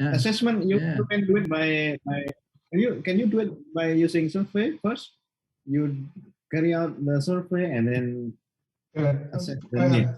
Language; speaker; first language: English; non-native, learner; Malay